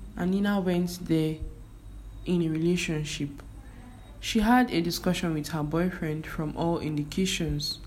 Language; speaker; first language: English; non-native, local second language; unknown